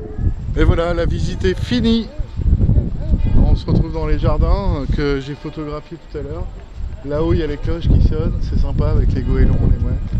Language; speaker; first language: French; native; French